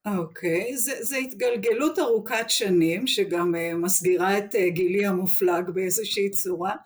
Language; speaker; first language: Hebrew; native; Hebrew